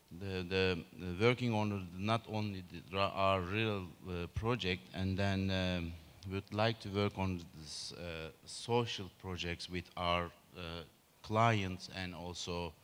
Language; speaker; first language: English; non-native, learner; Turkish